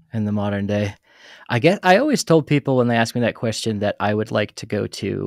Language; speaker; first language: English; native; English